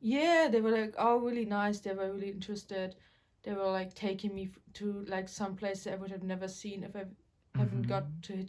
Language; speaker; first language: English; non-native, fluent; German